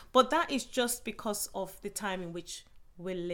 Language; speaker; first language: English; non-native, local second language; Yoruba